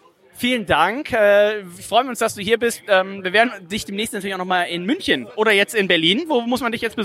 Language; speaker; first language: German; native; German